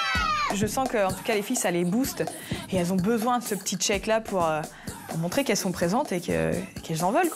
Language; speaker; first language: French; native; French